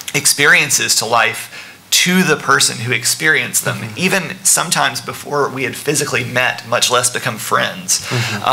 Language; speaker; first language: English; native; English